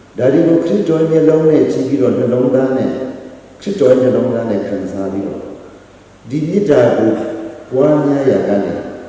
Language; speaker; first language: Burmese; non-native, local second language; Hakha Chin